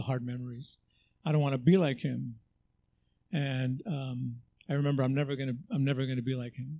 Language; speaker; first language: English; native; English